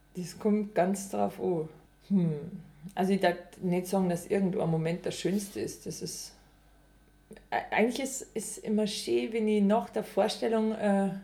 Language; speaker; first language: German; native; German